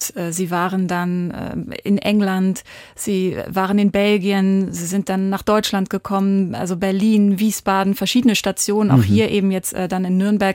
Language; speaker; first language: German; native; German